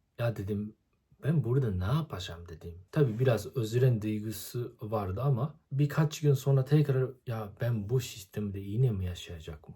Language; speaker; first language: Turkish; non-native, fluent; Japanese